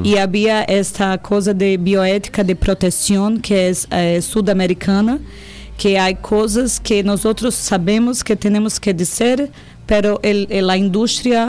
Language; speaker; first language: Spanish; non-native, learner; Portuguese